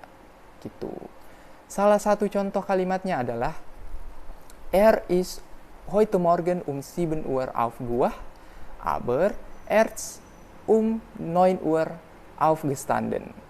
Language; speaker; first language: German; non-native, fluent; Indonesian